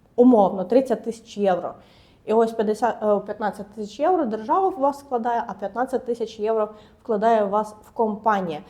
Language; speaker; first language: Ukrainian; native; Ukrainian